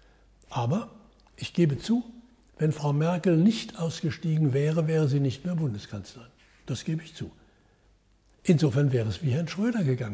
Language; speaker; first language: German; native; German